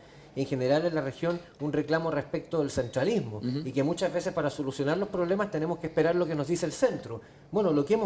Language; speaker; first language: Spanish; native; Spanish